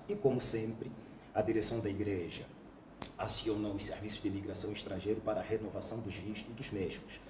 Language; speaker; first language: Portuguese; native; Portuguese